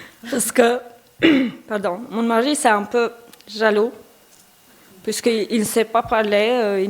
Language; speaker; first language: French; non-native, learner; Albanian